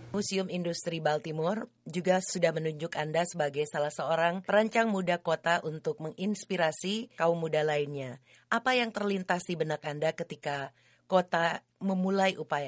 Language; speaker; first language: Indonesian; early bilingual, heritage; English